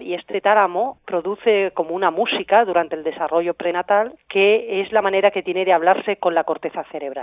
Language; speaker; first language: Spanish; native; Spanish